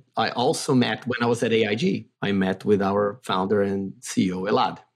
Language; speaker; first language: English; non-native, fluent; Portuguese